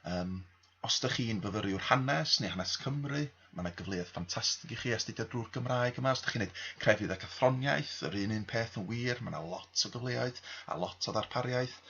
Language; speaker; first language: Welsh; native; Welsh